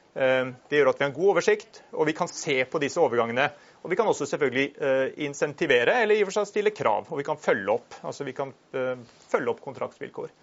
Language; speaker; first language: Norwegian; native; Norwegian